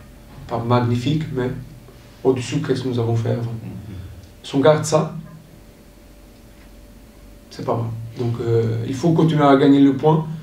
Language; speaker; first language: French; non-native, learner; Portuguese